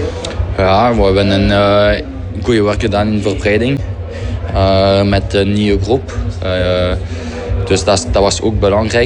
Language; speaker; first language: Dutch; non-native, fluent; French